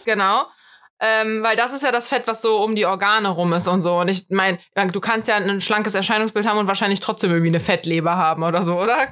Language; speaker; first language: German; native; German